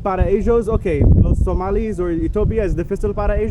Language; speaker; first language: Spanish; non-native, learner; English